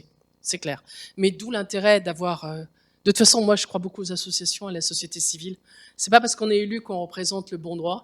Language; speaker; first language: French; native; French